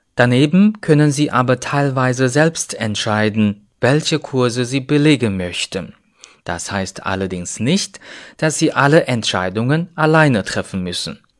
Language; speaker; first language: German; non-native, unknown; Chinese